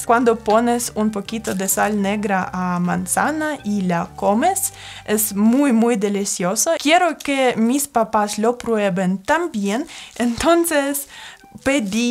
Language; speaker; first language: Spanish; non-native, fluent; Russian